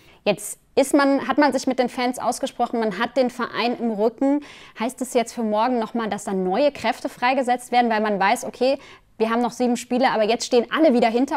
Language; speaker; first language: German; native; German